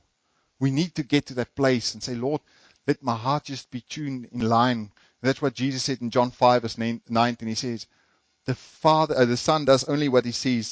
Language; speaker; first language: English; non-native, local second language; Afrikaans